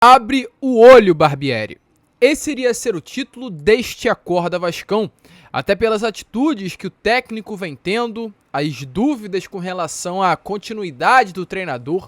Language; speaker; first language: Portuguese; native; Portuguese